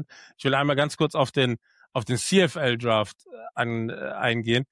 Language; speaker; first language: German; native; German